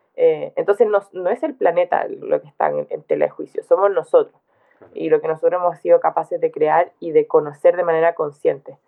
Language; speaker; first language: Spanish; native; Spanish